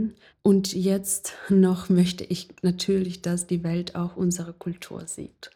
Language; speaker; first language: German; non-native, fluent; Ukrainian